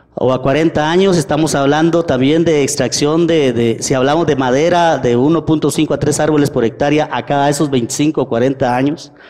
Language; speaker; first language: Spanish; native; Spanish